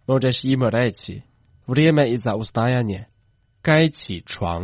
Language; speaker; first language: Croatian; non-native, fluent; Chinese